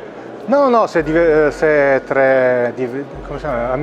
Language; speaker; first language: French; non-native, local second language; Italian